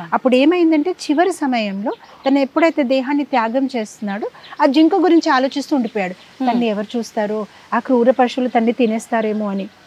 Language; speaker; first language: Telugu; non-native, fluent; Gujarati